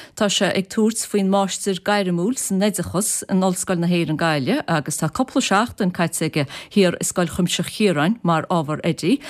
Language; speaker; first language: Irish; native; Irish